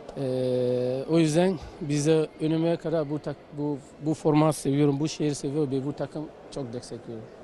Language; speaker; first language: Turkish; non-native, learner; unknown